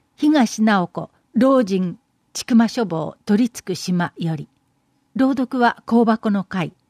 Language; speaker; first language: Japanese; native; Japanese